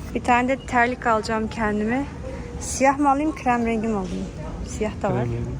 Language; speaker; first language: Turkish; early bilingual, heritage; Turkish